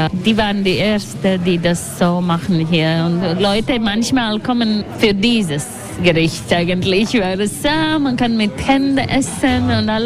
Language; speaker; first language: German; non-native, fluent; Latvian